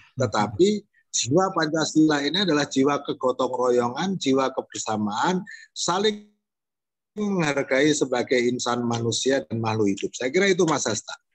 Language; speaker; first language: Indonesian; native; Indonesian